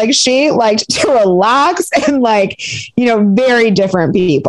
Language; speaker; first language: English; native; English